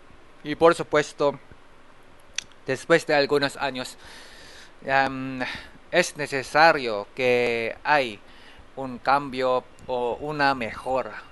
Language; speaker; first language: Spanish; non-native, fluent; Japanese